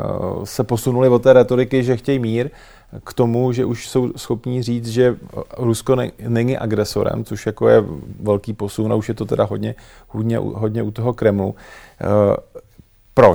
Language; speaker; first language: Czech; native; Czech